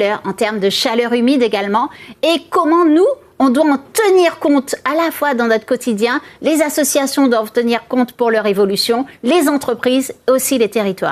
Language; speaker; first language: French; native; French